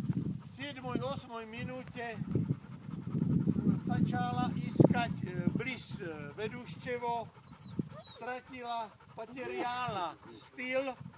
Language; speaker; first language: Russian; non-native, learner; Czech